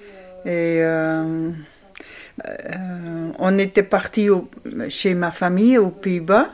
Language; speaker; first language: French; non-native, fluent; Dutch